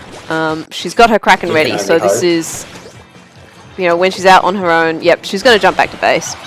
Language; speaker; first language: English; native; English